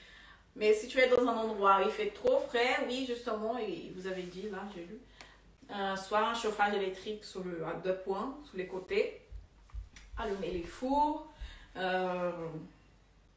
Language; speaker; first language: French; non-native, fluent; Portuguese